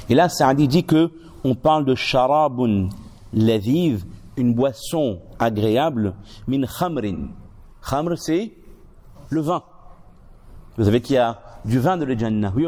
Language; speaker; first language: French; native; French